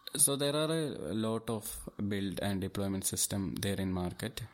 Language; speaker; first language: English; non-native, local second language; Malayalam